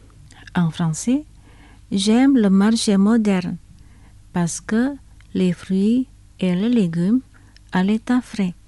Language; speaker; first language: French; non-native, fluent; Indonesian